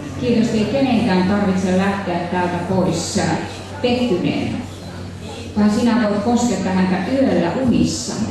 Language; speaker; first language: Finnish; native; Finnish